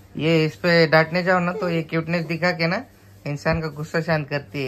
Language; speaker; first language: Hindi; non-native, local second language; Marathi